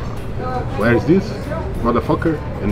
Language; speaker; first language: English; non-native, learner; Portuguese